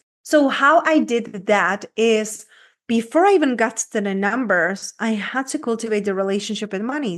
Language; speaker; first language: English; non-native, fluent; Czech